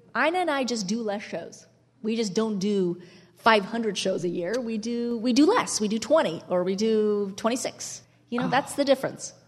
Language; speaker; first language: English; early bilingual, other home language; Italian